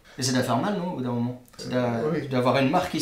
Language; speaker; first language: French; native; French